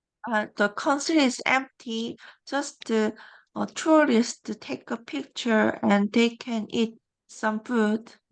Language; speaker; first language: English; non-native, learner; Korean